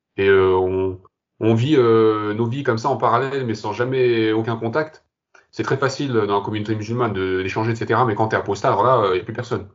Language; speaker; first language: French; early bilingual, other home language; Kabyle